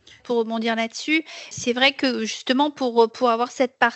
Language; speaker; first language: French; native; French